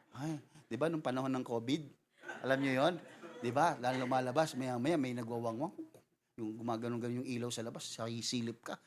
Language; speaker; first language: Filipino; non-native, local second language; Cebuano